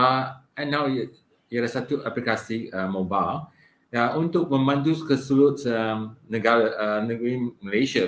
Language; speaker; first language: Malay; non-native, local second language; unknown